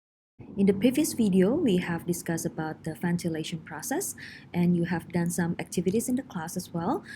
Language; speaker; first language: English; non-native, fluent; Indonesian